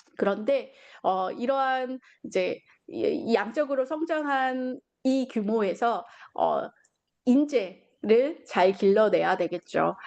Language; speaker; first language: Korean; native; Korean